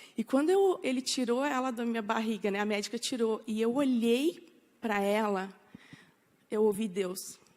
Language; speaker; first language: Portuguese; native; Portuguese